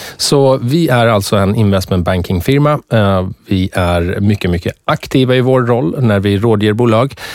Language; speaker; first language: Swedish; early bilingual, other home language; Persian